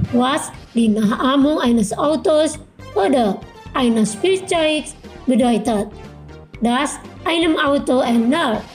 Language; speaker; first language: German; non-native, fluent; Indonesian